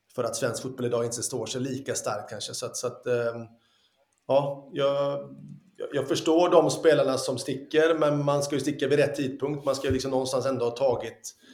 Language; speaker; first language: Swedish; native; Swedish